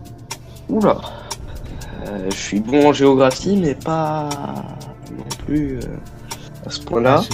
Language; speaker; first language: French; native; French